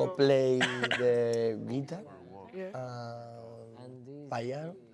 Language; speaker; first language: English; non-native, learner; Spanish